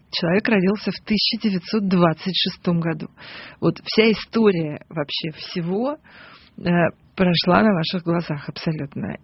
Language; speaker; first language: Russian; native; Russian